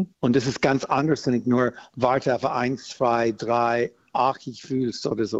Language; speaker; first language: German; non-native, fluent; English